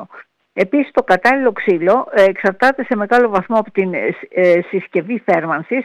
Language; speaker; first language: Greek; native; Greek